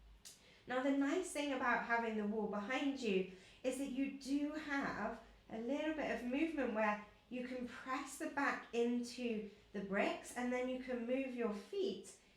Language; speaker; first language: English; native; English